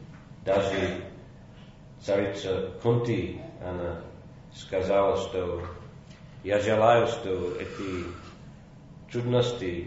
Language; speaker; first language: Russian; non-native, fluent; English